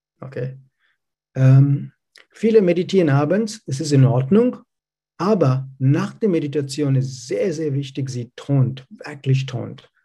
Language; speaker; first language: German; non-native, learner; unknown